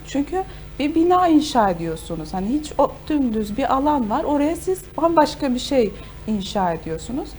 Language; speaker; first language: Turkish; native; Turkish